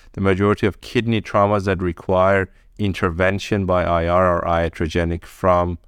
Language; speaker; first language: English; early bilingual, other home language; Persian